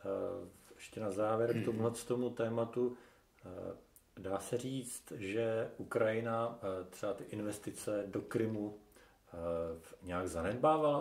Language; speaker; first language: Czech; native; Czech